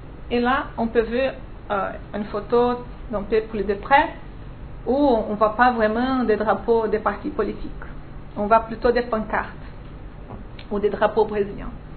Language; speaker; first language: French; non-native, fluent; Portuguese